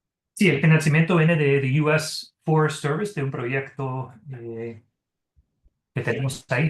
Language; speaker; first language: Spanish; non-native, fluent; English